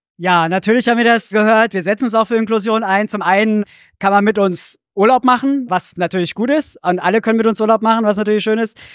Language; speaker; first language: German; native; German